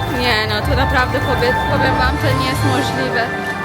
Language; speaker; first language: Polish; non-native, learner; Persian